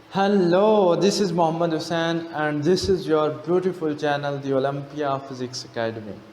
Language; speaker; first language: English; non-native, local second language; Urdu